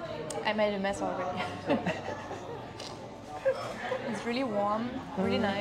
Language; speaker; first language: English; non-native, fluent; German